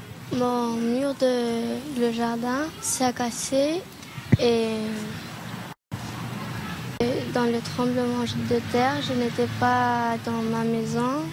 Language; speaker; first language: French; non-native, learner; Spanish